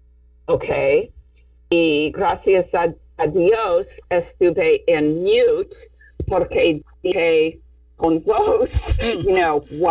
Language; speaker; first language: Spanish; non-native, fluent; English